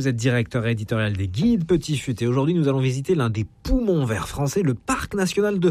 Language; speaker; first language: French; native; French